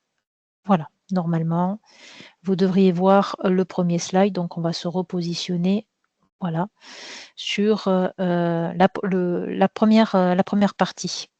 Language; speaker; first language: French; native; French